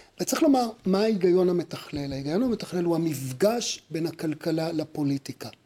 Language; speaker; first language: Hebrew; native; Hebrew